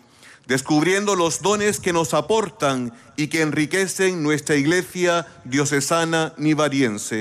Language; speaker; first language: Spanish; native; Spanish